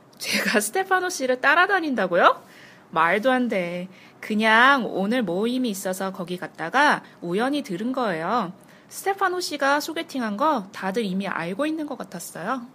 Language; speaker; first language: Korean; native; Korean